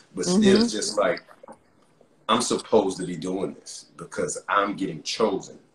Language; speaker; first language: English; native; English